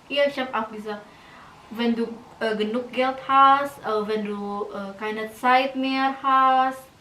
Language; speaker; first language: German; non-native, learner; Indonesian